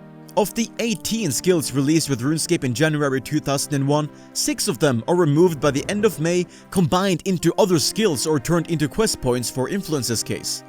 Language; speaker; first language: English; native; English